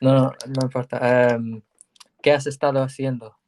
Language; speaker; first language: Spanish; non-native, learner; English